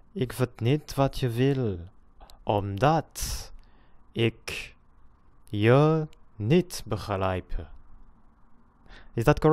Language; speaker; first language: Dutch; non-native, learner; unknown